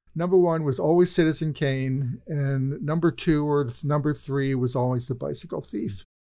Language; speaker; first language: English; native; English